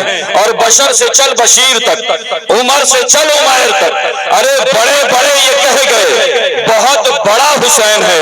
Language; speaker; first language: Urdu; native; Urdu